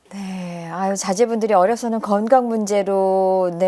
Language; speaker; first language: Korean; native; Korean